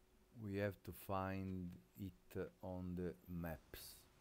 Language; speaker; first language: English; non-native, learner; Italian